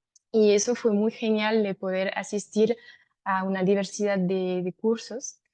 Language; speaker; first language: Spanish; non-native, fluent; French